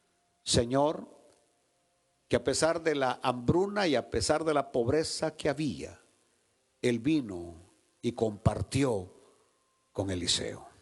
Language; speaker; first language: Spanish; native; Spanish